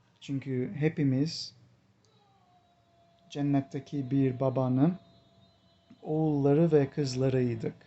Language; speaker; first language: Turkish; non-native, fluent; English